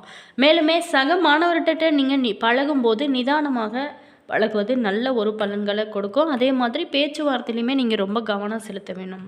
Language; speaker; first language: Tamil; native; Tamil